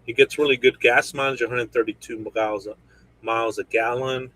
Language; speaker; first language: English; native; English